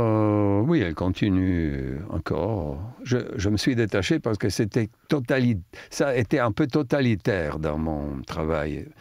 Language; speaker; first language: French; non-native, fluent; Italian